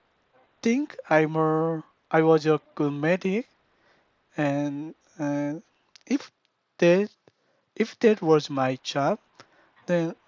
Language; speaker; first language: English; non-native, learner; Korean